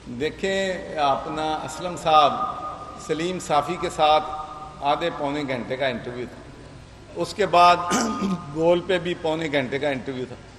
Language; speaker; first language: Urdu; non-native, local second language; Punjabi